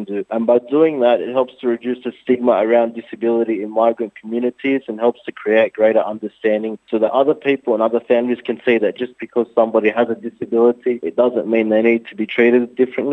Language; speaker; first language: English; native; English